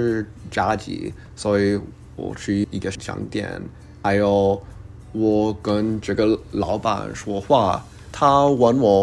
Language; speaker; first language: Chinese; early bilingual, heritage; English